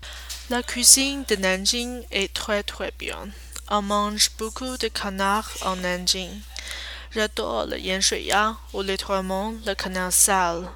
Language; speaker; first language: French; non-native, learner; Chinese